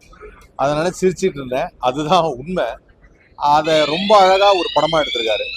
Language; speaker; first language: Tamil; native; Tamil